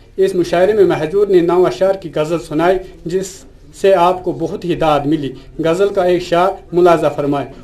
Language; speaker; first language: Urdu; non-native, local second language; Kashmiri